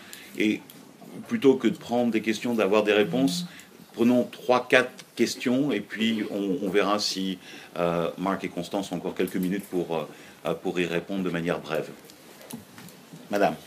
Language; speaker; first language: French; native; French